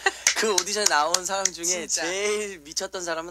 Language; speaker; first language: Korean; native; Korean